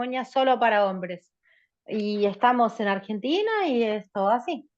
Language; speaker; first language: Spanish; native; Spanish